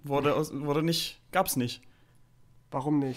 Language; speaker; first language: German; native; German